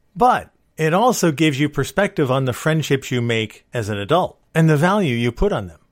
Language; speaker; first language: English; native; English